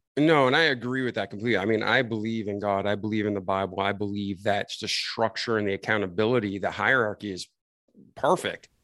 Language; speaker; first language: English; native; English